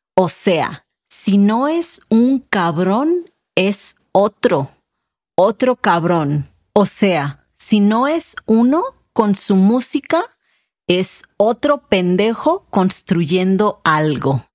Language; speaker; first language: Spanish; native; Spanish